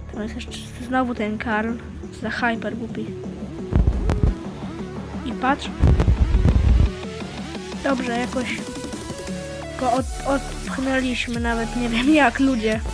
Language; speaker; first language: Polish; native; Polish